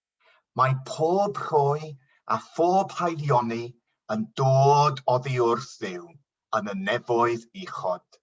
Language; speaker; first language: Welsh; non-native, local second language; English